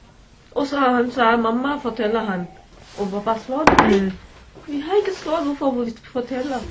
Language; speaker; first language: Norwegian; non-native, learner; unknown